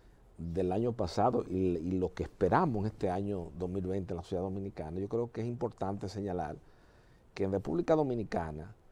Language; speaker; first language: Spanish; native; Spanish